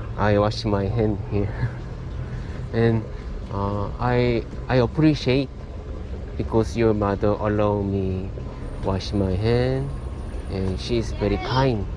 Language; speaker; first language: English; non-native, learner; Korean